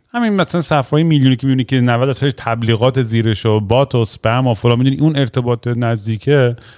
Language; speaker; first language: Persian; native; Persian